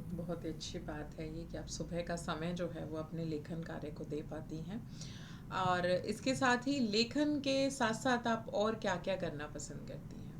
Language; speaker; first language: Hindi; native; Hindi